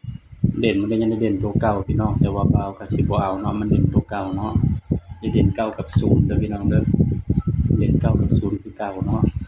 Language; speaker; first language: Thai; non-native, local second language; Northeastern Thai